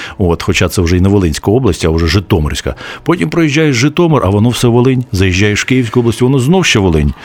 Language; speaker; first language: Ukrainian; native; Ukrainian